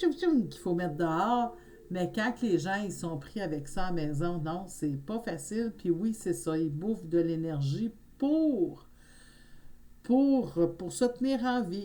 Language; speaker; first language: French; native; French